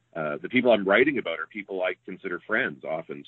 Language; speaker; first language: English; native; English